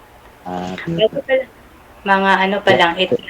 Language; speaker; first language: Filipino; non-native, local second language; Cebuano